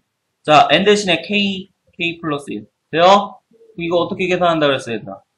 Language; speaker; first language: Korean; native; Korean